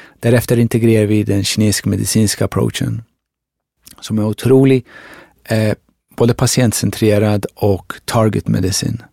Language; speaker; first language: Swedish; early bilingual, other home language; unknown